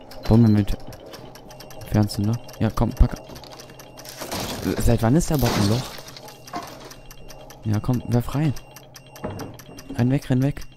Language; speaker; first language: German; native; German